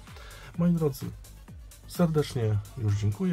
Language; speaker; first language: Polish; native; Polish